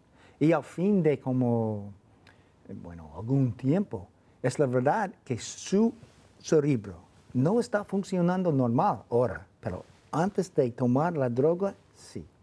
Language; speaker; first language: Spanish; non-native, fluent; English